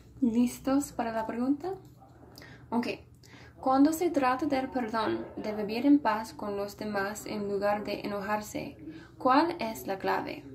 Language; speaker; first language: Spanish; non-native, fluent; English